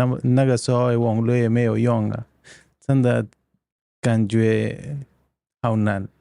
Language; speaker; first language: Chinese; non-native, learner; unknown